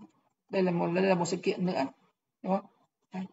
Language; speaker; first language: Vietnamese; native; Vietnamese